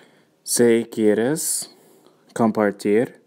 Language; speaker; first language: Spanish; non-native, learner; English